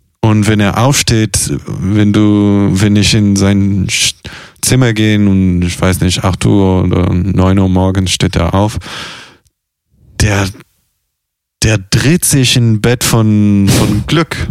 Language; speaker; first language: German; non-native, fluent; Italian